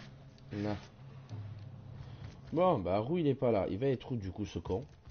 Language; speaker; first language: French; native; French